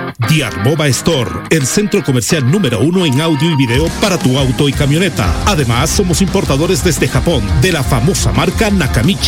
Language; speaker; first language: Spanish; native; Spanish